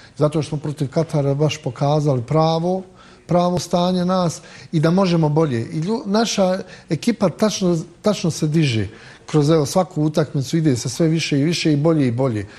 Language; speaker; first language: Serbian; native; Serbian